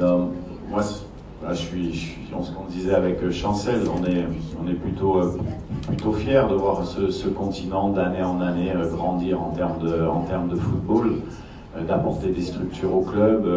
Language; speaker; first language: French; native; French